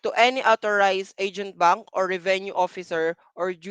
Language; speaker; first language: English; non-native, local second language; Filipino